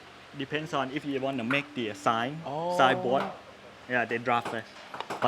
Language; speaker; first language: English; non-native, learner; Thai